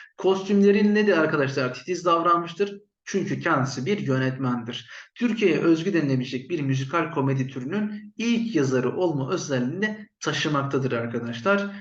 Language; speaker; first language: Turkish; native; Turkish